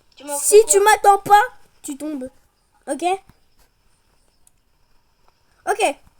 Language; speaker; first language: French; native; French